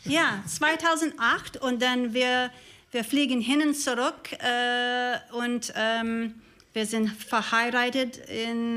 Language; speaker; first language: German; non-native, learner; English